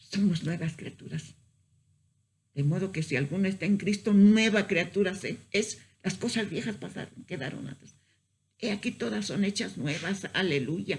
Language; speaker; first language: Spanish; native; Spanish